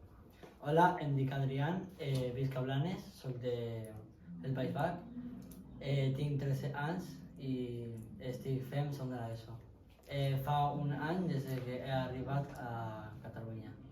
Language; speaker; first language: Catalan; non-native, learner; Dutch